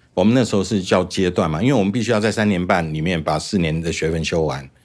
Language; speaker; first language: Chinese; native; Chinese